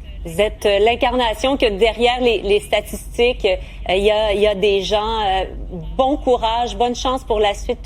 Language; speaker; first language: French; native; French